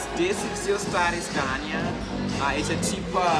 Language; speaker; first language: Russian; non-native, learner; Shona